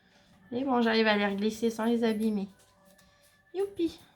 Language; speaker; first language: French; native; French